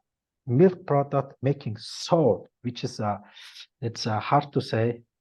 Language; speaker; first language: English; non-native, learner; Mongolian